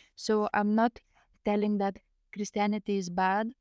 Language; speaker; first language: English; non-native, fluent; Lithuanian